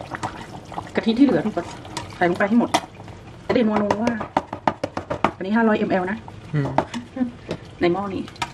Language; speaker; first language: Thai; native; Thai